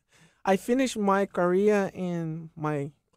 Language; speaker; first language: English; non-native, learner; Portuguese